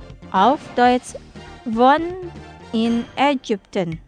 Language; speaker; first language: German; non-native, fluent; Indonesian